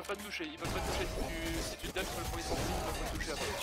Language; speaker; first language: French; native; French